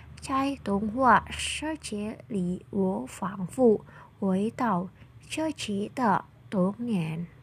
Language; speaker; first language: Chinese; non-native, learner; Indonesian